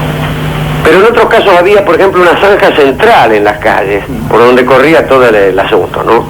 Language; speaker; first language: Spanish; native; Spanish